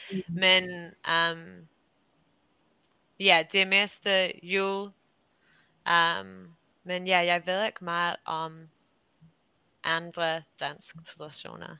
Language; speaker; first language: Danish; early bilingual, heritage; English